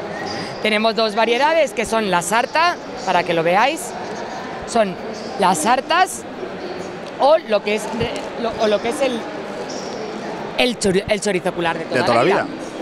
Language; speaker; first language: Spanish; native; Spanish